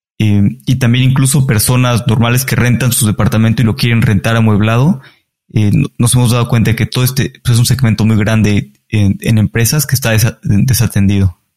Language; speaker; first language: Spanish; native; Spanish